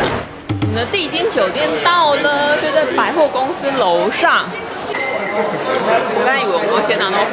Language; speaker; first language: Chinese; native; Chinese